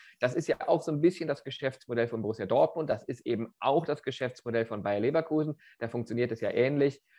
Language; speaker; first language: German; native; German